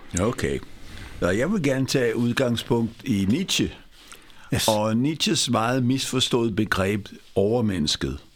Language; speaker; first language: Danish; non-native, fluent; Hindi